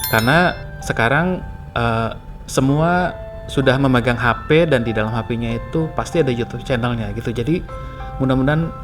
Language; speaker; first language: Indonesian; native; Indonesian